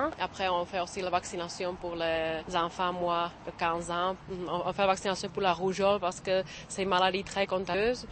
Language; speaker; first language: French; non-native, fluent; Czech